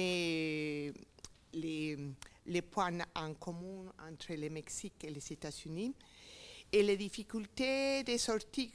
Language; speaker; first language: French; non-native, learner; Spanish